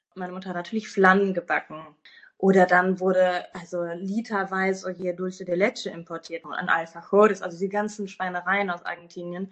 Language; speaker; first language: German; native; German